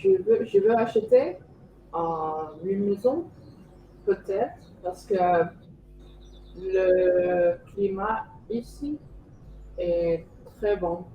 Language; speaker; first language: French; non-native, learner; Chinese